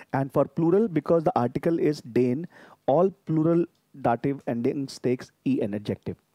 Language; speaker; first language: English; non-native, local second language; Hindi